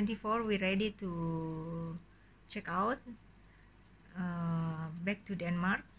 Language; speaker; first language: English; non-native, learner; Indonesian